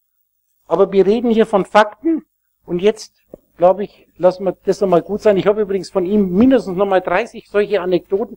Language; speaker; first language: German; native; German